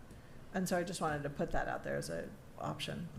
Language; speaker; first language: English; native; English